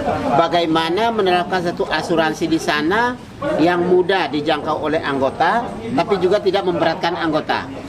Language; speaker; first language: Indonesian; native; Indonesian